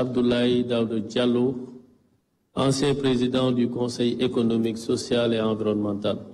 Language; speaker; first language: French; non-native, local second language; Wolof